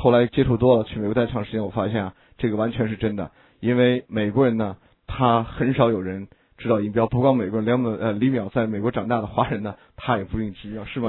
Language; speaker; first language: Chinese; native; Chinese